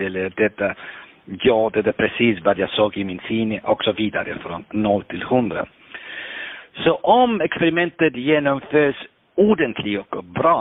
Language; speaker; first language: Swedish; non-native, fluent; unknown